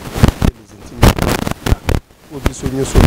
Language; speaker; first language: French; non-native, local second language; Lingala